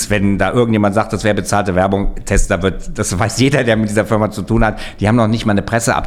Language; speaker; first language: German; native; German